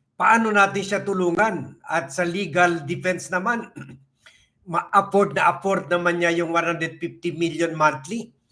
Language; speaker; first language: Filipino; native; Filipino